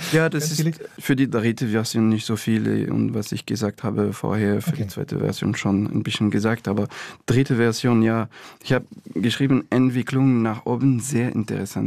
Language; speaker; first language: German; non-native, learner; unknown